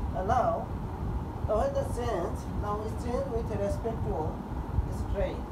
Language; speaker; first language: English; non-native, local second language; Bangla